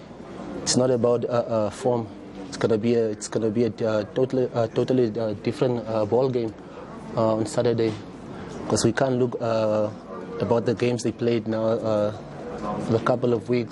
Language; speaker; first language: English; non-native, local second language; Zulu